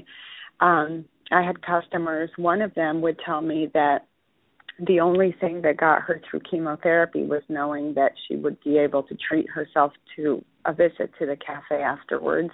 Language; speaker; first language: English; early bilingual, other home language; Spanish